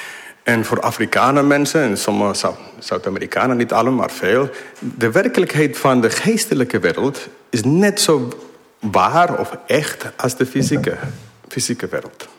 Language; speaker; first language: Dutch; non-native, fluent; English